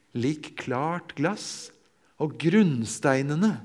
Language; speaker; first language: Norwegian; native; Norwegian